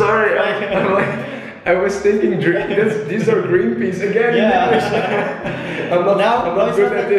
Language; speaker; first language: English; non-native, fluent; Dutch